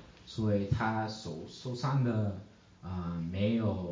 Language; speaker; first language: Chinese; early bilingual, heritage; English